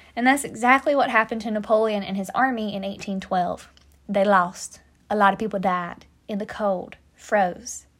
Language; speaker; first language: English; native; English